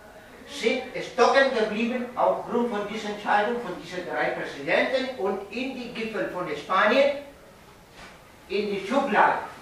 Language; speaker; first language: German; non-native, fluent; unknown